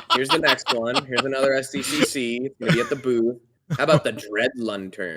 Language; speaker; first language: English; native; English